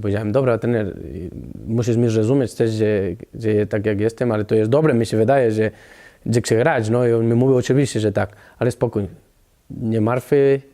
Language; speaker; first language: Polish; non-native, learner; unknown